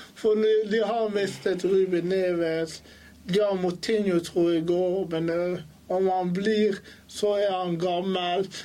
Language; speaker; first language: Norwegian; early bilingual, other home language; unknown